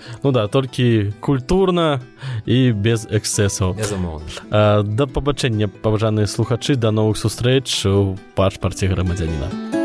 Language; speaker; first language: Belarusian; non-native, local second language; Russian